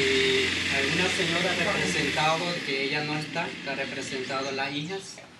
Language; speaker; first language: Spanish; non-native, local second language; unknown